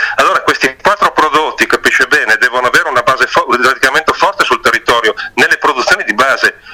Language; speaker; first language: Italian; native; Italian